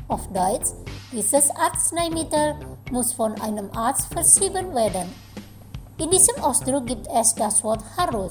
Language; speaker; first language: German; non-native, fluent; Indonesian